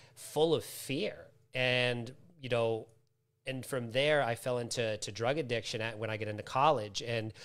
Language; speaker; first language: English; native; English